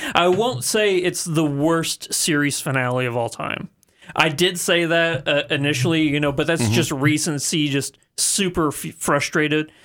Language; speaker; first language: English; native; English